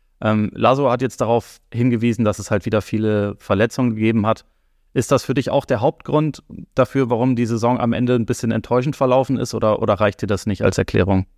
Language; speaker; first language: German; native; German